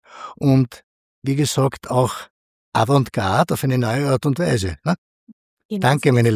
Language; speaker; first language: German; native; German